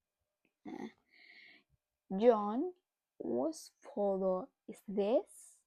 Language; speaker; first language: English; non-native, fluent; Indonesian